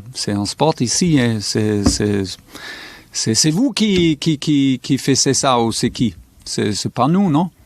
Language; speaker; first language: French; non-native, fluent; German